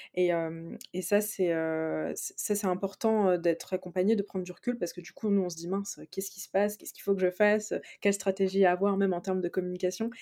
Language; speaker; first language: French; native; French